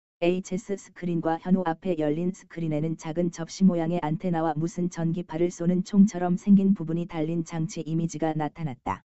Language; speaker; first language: Korean; native; Korean